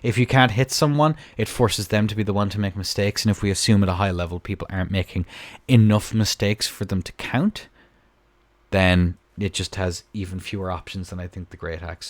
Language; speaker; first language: English; native; English